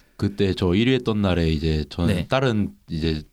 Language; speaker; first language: Korean; native; Korean